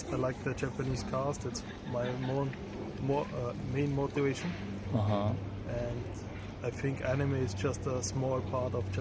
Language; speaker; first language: English; non-native, fluent; German